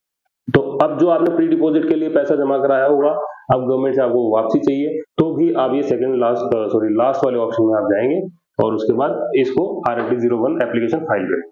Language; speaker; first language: Hindi; native; Hindi